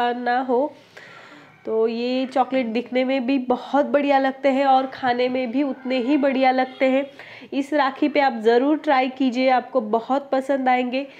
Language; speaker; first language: Hindi; non-native, local second language; Marathi